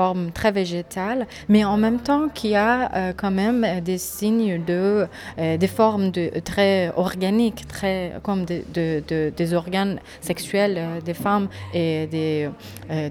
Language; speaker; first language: French; non-native, fluent; Persian